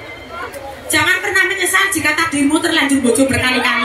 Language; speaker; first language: Indonesian; non-native, local second language; Javanese